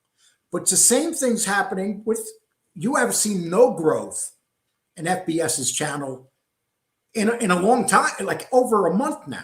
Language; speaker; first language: English; native; English